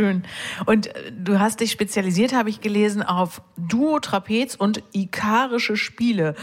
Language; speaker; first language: German; native; German